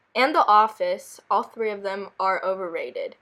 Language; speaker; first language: English; early bilingual, other home language; Korean